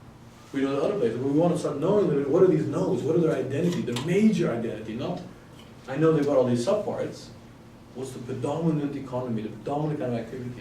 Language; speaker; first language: English; non-native, fluent; Dutch